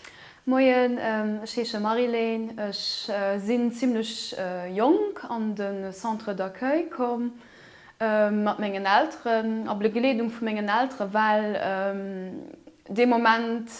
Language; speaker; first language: German; non-native, local second language; Luxembourgish